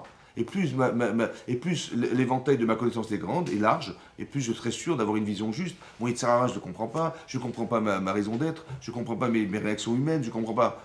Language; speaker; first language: French; native; French